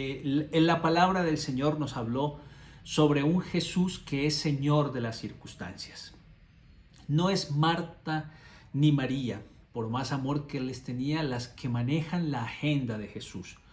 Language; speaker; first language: Spanish; native; Spanish